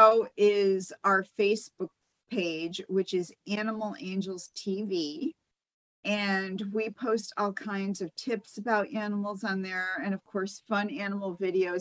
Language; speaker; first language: English; native; English